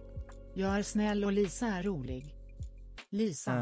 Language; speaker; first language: Swedish; non-native, learner; English